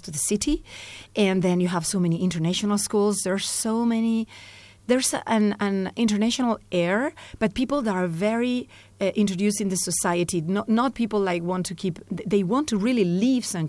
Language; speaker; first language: English; non-native, fluent; Spanish